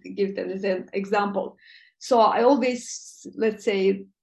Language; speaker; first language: English; non-native, fluent; Turkish